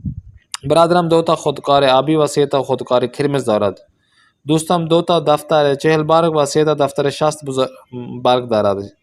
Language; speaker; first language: Persian; non-native, fluent; Urdu